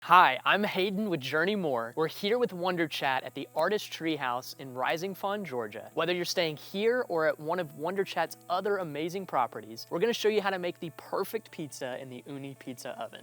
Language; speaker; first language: English; native; English